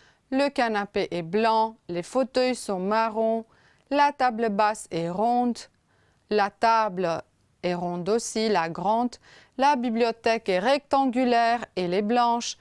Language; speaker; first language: French; non-native, fluent; Romanian